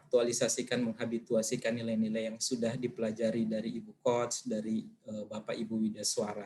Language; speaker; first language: Indonesian; native; Indonesian